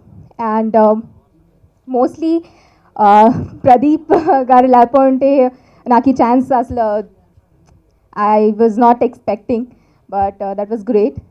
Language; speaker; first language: Telugu; non-native, learner; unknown